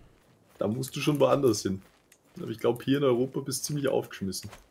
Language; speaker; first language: German; native; German